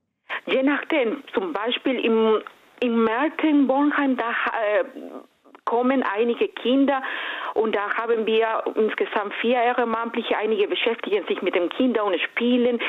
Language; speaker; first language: German; non-native, fluent; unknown